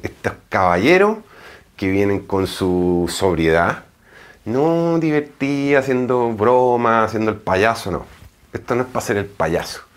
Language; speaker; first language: Spanish; native; Spanish